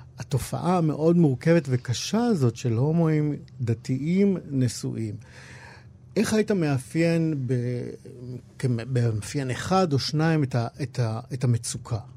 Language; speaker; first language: Hebrew; native; Hebrew